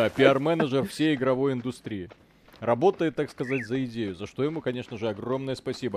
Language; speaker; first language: Russian; native; Russian